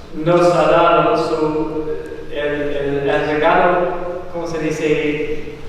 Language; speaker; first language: Spanish; non-native, learner; English